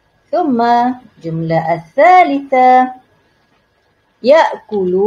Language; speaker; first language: Arabic; non-native, learner; Malay